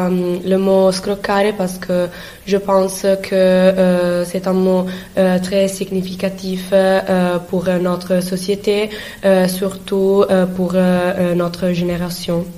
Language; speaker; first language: French; non-native, learner; Italian